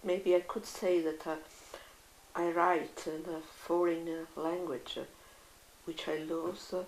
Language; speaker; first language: English; non-native, fluent; Italian